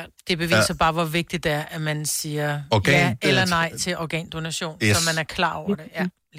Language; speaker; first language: Danish; native; Danish